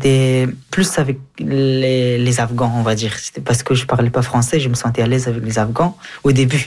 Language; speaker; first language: French; non-native, fluent; Persian